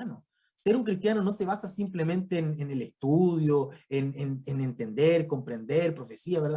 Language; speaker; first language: Spanish; native; Spanish